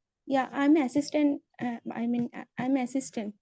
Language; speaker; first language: English; non-native, learner; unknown